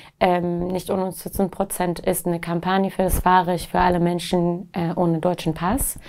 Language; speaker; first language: German; non-native, fluent; Persian